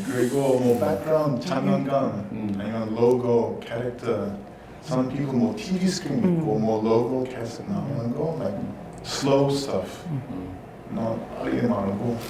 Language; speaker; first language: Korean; non-native, learner; English